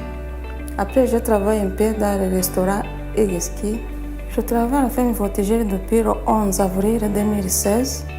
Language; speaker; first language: French; non-native, local second language; Kinyarwanda